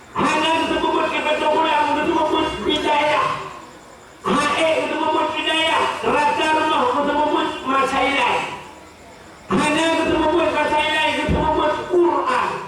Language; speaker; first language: Malay; non-native, local second language; Achinese